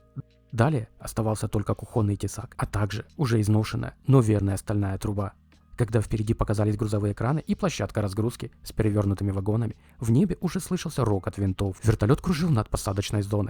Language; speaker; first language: Russian; native; Russian